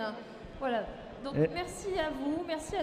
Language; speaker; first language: French; native; French